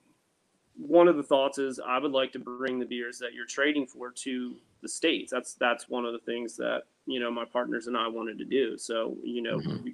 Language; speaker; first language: English; native; English